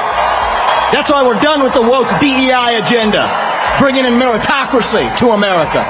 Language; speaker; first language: English; early bilingual, other home language; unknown